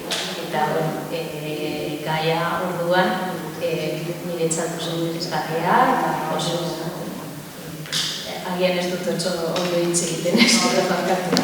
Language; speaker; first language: Basque; non-native, learner; Spanish